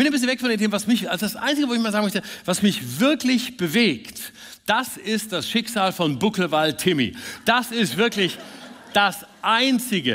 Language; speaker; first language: German; native; German